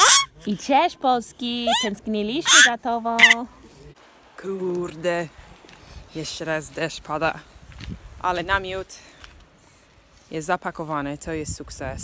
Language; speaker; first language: Polish; non-native, fluent; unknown